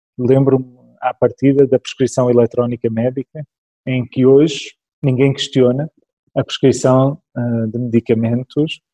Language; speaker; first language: Portuguese; early bilingual, other home language; English